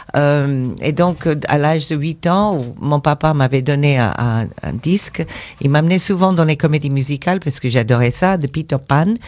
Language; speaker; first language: French; non-native, fluent; English